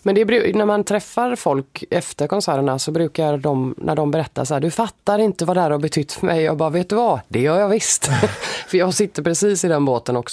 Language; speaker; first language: Swedish; native; Swedish